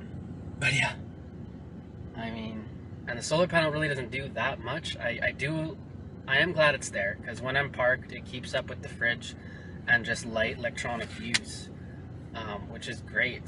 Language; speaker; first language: English; native; English